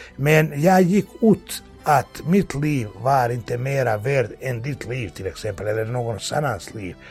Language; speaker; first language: Swedish; non-native, fluent; Bosnian